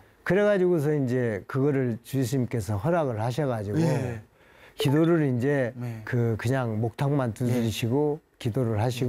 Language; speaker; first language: Korean; native; Korean